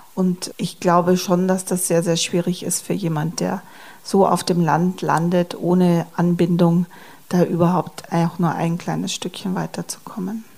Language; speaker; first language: German; native; German